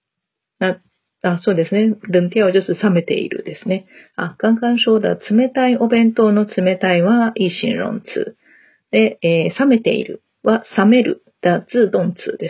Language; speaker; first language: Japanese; non-native, fluent; Chinese